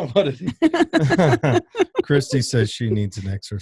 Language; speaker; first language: English; native; English